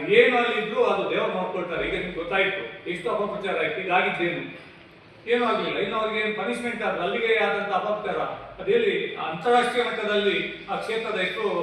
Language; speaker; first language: Kannada; native; Kannada